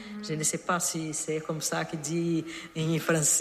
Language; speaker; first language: French; non-native, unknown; Portuguese